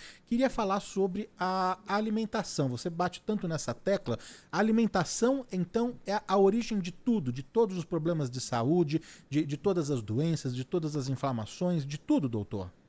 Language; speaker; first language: Portuguese; native; Portuguese